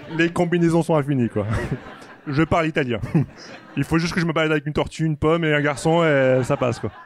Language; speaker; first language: French; native; French